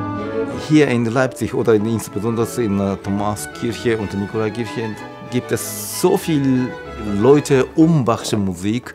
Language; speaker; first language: German; non-native, learner; Japanese